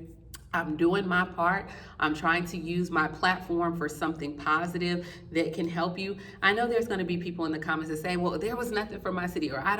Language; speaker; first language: English; native; English